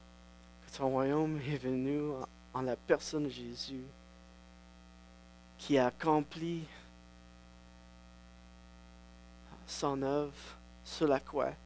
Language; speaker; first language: French; non-native, local second language; English